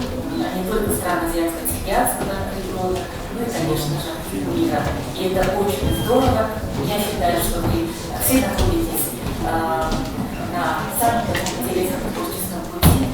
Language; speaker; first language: Russian; native; Russian